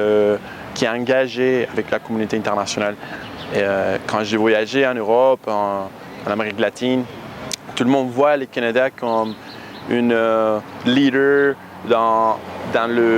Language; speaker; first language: French; non-native, fluent; Spanish